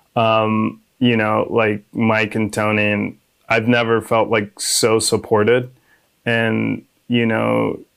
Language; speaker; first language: English; native; English